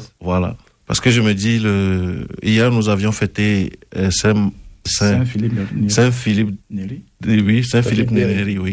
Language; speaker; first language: French; non-native, local second language; Ewe